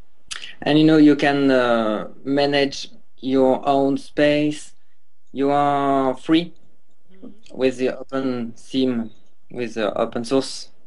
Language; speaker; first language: English; non-native, learner; French